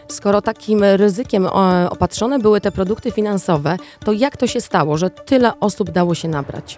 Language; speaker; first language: Polish; native; Polish